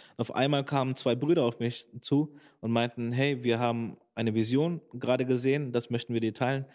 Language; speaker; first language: German; native; German